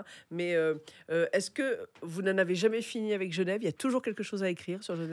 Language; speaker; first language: French; native; French